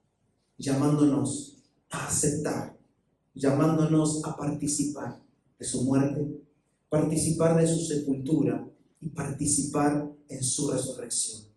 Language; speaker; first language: Spanish; native; Spanish